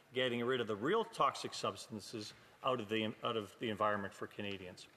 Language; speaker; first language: English; native; English